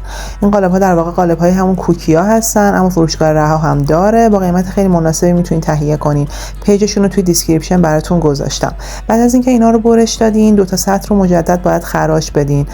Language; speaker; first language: Persian; native; Persian